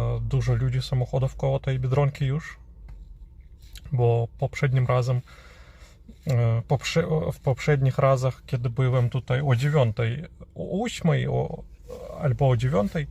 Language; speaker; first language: Polish; non-native, fluent; Ukrainian